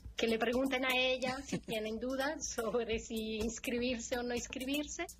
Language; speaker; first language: Spanish; non-native, fluent; Italian